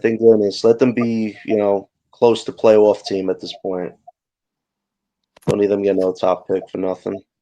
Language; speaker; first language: English; native; English